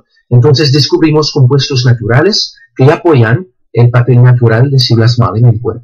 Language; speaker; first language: Spanish; non-native, fluent; French